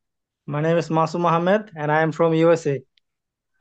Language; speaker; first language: English; non-native, learner; Bangla